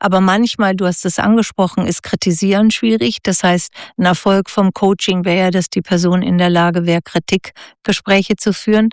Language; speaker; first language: German; native; German